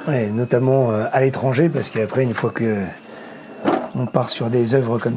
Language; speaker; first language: French; native; French